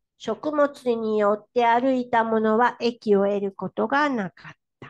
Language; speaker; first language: Japanese; non-native, fluent; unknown